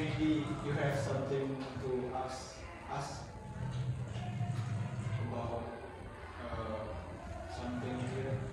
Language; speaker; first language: English; non-native, learner; Indonesian